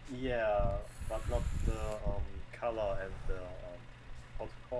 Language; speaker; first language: English; non-native, learner; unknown